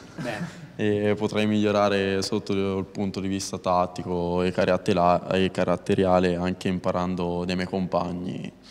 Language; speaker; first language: Italian; native; Italian